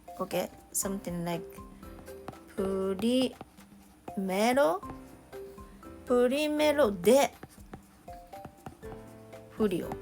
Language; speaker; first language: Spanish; non-native, learner; Japanese